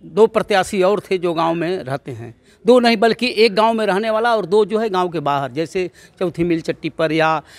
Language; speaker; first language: Hindi; native; Hindi